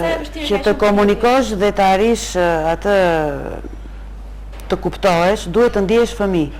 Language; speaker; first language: Albanian; native; Albanian